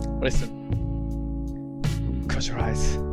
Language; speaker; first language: English; non-native, learner; Japanese